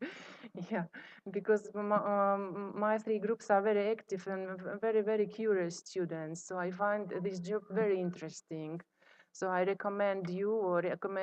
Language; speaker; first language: English; non-native, fluent; Russian